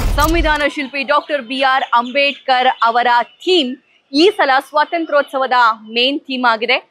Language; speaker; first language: Kannada; native; Kannada